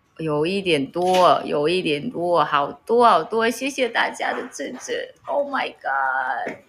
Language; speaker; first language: Chinese; non-native, learner; Vietnamese